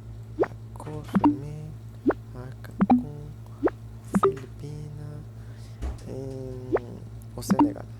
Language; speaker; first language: French; non-native, fluent; Spanish